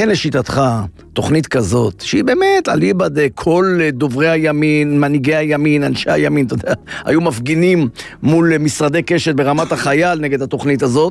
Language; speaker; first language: Hebrew; native; Hebrew